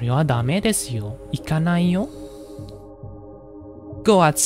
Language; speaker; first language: Japanese; non-native, learner; Indonesian